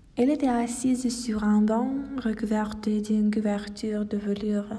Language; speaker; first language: French; non-native, fluent; Ukrainian